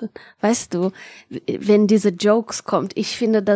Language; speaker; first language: German; non-native, fluent; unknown